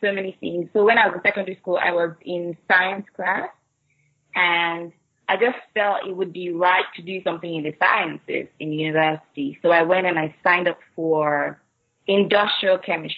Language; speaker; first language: English; non-native, local second language; Igbo